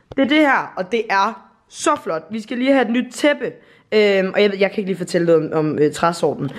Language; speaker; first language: Danish; native; Danish